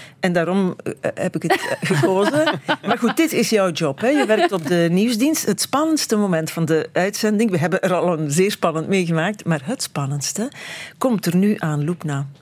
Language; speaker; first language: Dutch; native; Dutch